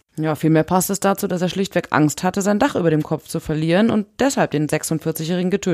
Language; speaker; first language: German; native; German